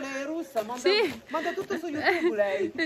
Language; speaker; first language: Italian; native; Italian